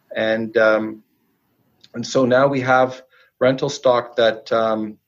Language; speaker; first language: English; native; English